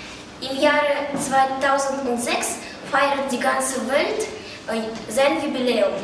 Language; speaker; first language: German; non-native, learner; Russian